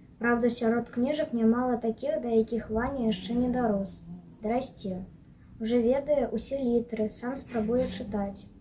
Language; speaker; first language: Belarusian; native; Belarusian